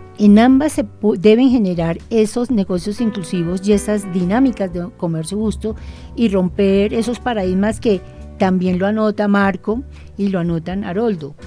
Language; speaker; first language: Spanish; native; Spanish